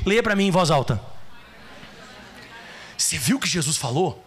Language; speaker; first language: Portuguese; native; Portuguese